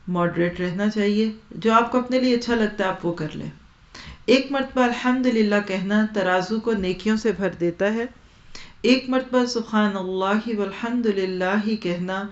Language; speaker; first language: Urdu; non-native, local second language; Punjabi